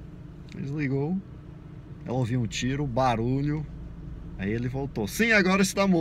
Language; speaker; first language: Portuguese; non-native, fluent; English